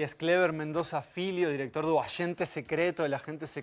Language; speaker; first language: Spanish; native; Spanish